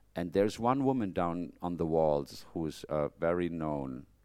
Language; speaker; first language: English; non-native, fluent; German